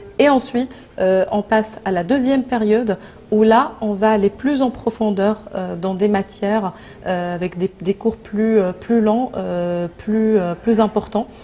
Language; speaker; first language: French; non-native, local second language; Arabic